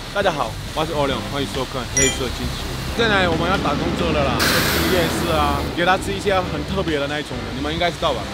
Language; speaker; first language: Chinese; non-native, fluent; English